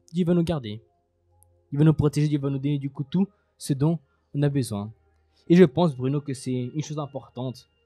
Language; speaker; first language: French; native; French